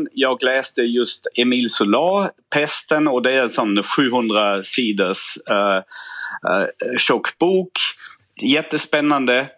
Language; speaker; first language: Swedish; non-native, fluent; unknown